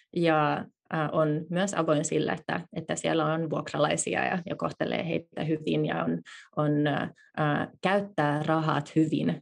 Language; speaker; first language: Finnish; native; Finnish